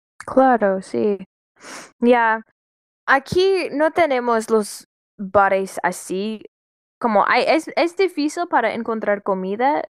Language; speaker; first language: Spanish; non-native, learner; English